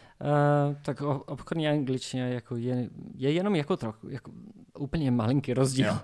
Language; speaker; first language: Czech; non-native, learner; English